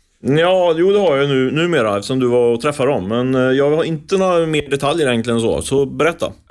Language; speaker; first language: Swedish; native; Swedish